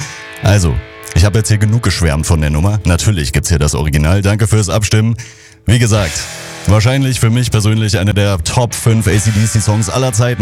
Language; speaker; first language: German; native; German